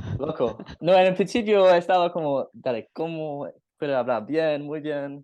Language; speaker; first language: Spanish; non-native, learner; English